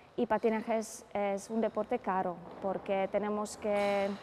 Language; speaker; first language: Spanish; non-native, fluent; Czech